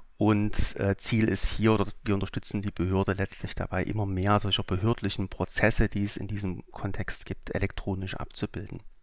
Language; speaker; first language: German; native; German